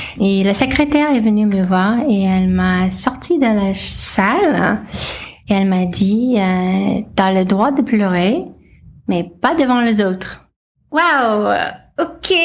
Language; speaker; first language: French; non-native, fluent; English